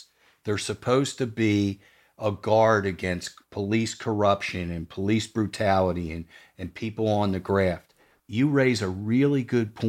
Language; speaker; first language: English; native; English